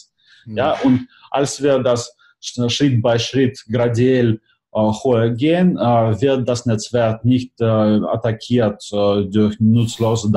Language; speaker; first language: German; non-native, fluent; Russian